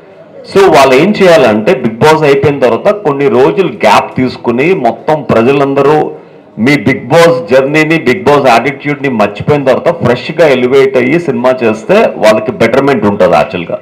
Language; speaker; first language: Telugu; native; Telugu